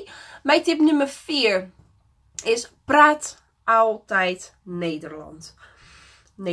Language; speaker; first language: Dutch; non-native, fluent; Portuguese